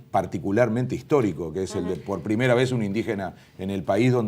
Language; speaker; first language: Spanish; native; Spanish